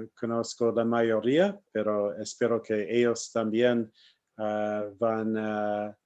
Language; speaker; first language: Spanish; non-native, learner; English